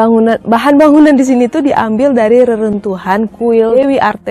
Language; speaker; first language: Indonesian; native; Indonesian